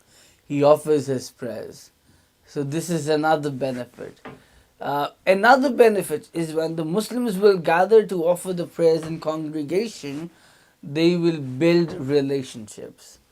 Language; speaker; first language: English; non-native, local second language; Urdu